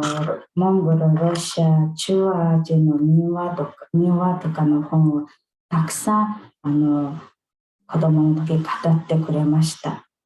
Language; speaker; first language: Japanese; non-native, fluent; Mongolian